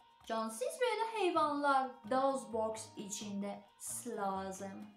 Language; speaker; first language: Turkish; non-native, learner; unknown